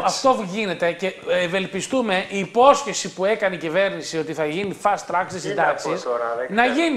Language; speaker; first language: Greek; native; Greek